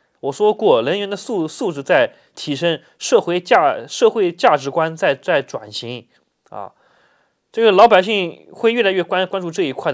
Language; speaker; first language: Chinese; native; Chinese